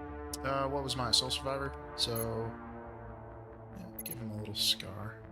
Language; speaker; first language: English; native; English